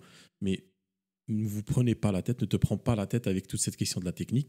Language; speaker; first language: French; native; French